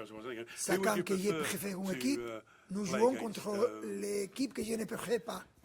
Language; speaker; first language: French; non-native, fluent; Spanish